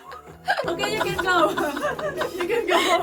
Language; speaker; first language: English; non-native, fluent; Vietnamese